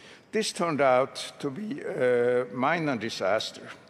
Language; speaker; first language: English; non-native, fluent; Swedish